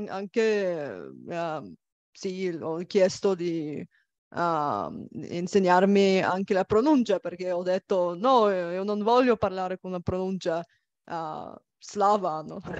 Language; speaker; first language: Italian; non-native, fluent; Bulgarian